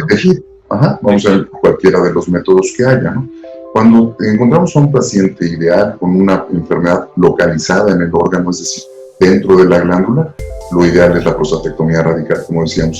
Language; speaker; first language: Spanish; native; Spanish